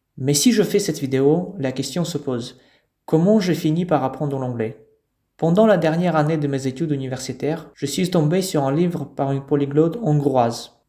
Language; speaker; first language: French; non-native, fluent; Russian